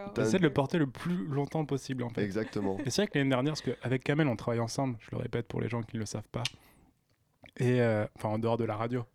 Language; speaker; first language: French; native; French